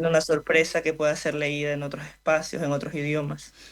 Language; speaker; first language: Spanish; native; Spanish